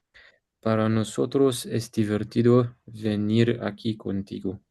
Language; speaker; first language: Spanish; non-native, learner; English